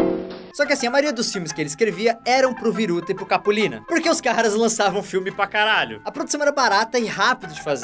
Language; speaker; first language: Portuguese; native; Portuguese